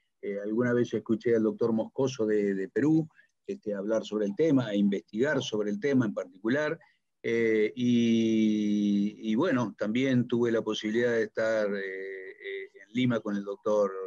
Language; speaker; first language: Spanish; native; Spanish